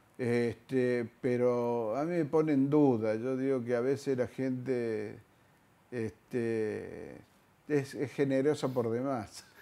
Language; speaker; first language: Spanish; native; Spanish